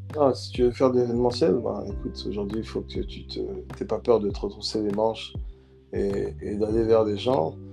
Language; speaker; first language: French; early bilingual, other home language; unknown